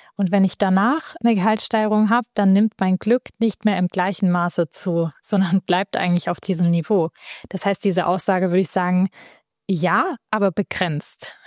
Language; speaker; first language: German; early bilingual, other home language; Albanian